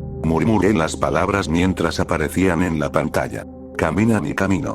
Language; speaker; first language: Spanish; native; Spanish